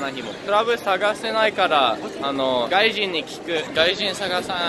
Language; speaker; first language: Japanese; early bilingual, heritage; English